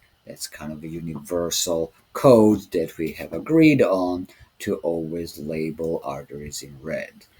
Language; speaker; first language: English; non-native, fluent; Serbian